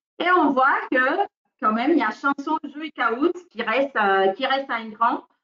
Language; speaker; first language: French; non-native, fluent; Spanish